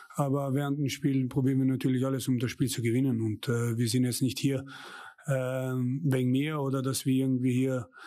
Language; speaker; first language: German; native; German